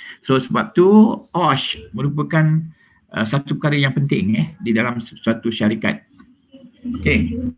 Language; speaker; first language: Malay; native; Malay